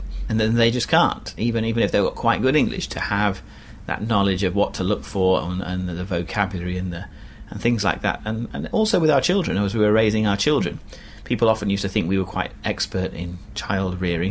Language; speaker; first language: English; native; English